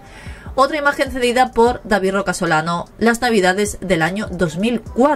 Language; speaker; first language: Spanish; native; Spanish